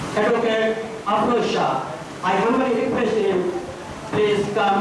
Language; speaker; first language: English; non-native, local second language; Urdu